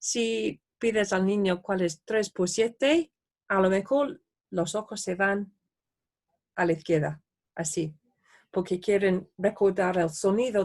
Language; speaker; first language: Spanish; non-native, fluent; English